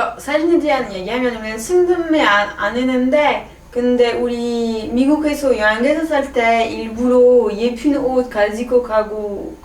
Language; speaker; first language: Korean; non-native, learner; French